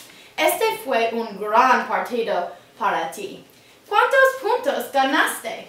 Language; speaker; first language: Spanish; non-native, learner; English